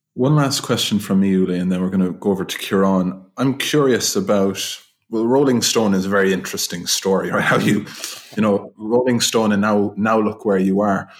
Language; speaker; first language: English; non-native, fluent; German